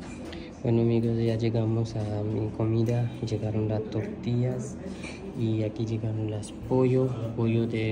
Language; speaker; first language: Spanish; non-native, learner; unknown